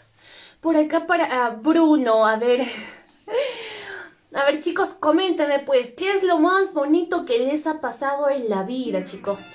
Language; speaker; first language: Spanish; native; Spanish